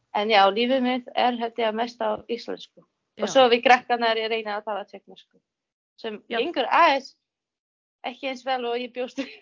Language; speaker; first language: Icelandic; non-native, fluent; Czech